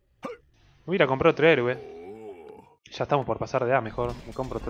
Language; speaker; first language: Spanish; native; Spanish